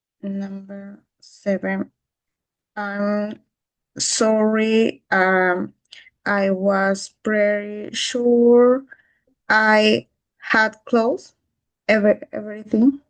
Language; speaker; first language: English; non-native, learner; Spanish